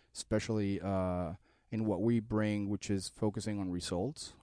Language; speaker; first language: English; non-native, fluent; Spanish